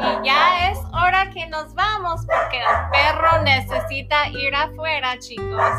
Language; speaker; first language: Spanish; non-native, fluent; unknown